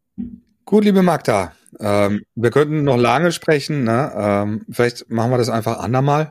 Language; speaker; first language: German; native; German